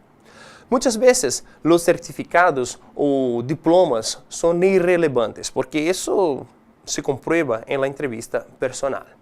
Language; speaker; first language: Spanish; non-native, fluent; Portuguese